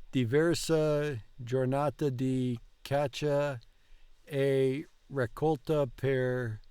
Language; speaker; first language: Italian; non-native, learner; English